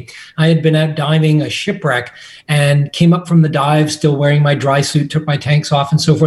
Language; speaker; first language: English; native; English